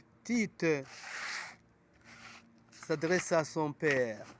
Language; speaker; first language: French; non-native, local second language; Rundi